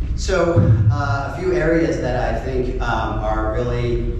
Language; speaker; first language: English; native; English